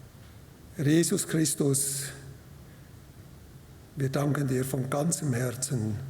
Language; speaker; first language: German; native; German